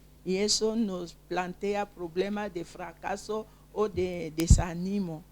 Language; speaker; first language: Spanish; non-native, fluent; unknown